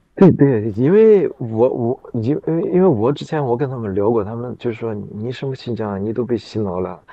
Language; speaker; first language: Chinese; native; Chinese